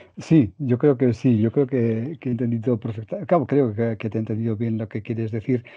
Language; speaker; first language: Spanish; native; Spanish